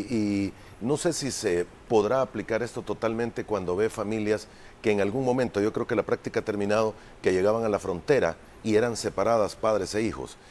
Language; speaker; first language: Spanish; native; Spanish